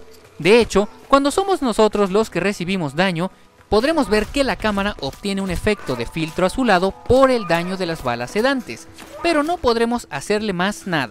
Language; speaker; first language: Spanish; native; Spanish